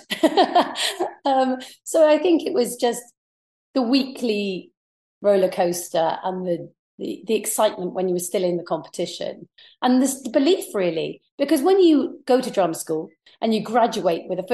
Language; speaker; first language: English; native; English